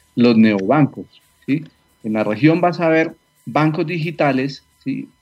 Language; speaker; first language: Spanish; native; Spanish